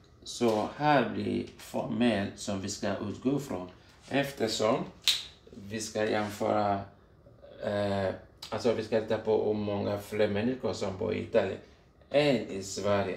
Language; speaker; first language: Swedish; non-native, fluent; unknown